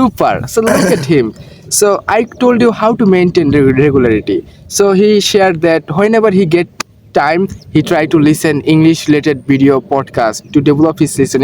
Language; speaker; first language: English; non-native, learner; Bangla